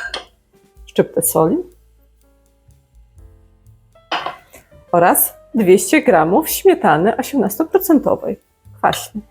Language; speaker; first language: Polish; native; Polish